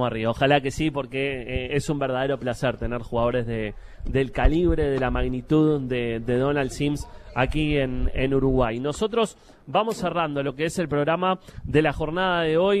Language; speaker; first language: Spanish; native; Spanish